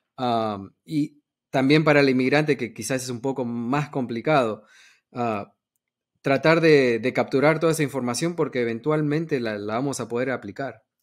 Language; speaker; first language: Spanish; native; Spanish